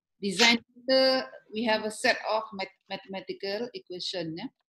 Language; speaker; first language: English; non-native, local second language; Malay